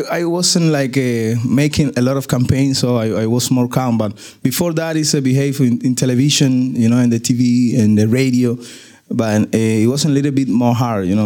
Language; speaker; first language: English; non-native, learner; Spanish